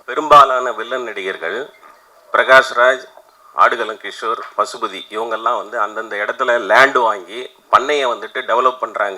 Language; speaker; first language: Tamil; native; Tamil